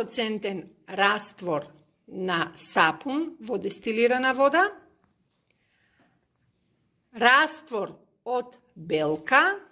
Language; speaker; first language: Macedonian; native; Macedonian